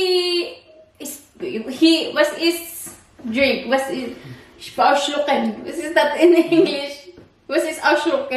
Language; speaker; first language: English; non-native, learner; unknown